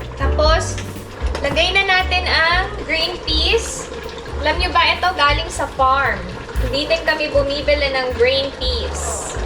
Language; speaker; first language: Filipino; native; Filipino